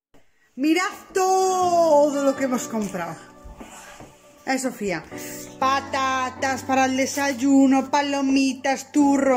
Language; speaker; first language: Spanish; native; Spanish